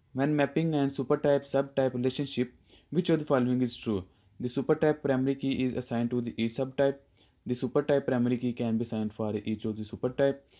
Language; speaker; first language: English; non-native, local second language; Urdu